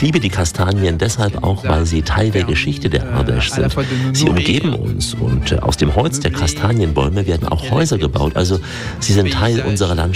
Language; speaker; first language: German; native; German